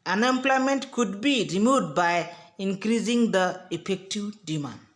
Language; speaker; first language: English; non-native, local second language; Marathi